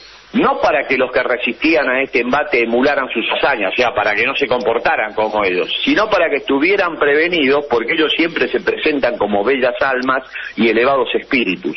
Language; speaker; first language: Spanish; native; Spanish